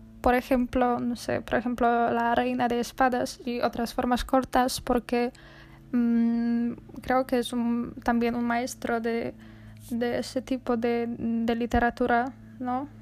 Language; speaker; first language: Spanish; non-native, fluent; Polish